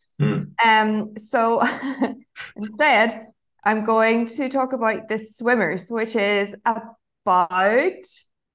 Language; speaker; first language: English; native; English